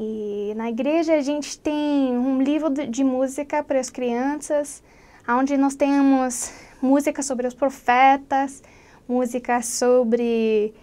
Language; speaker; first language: Portuguese; non-native, fluent; English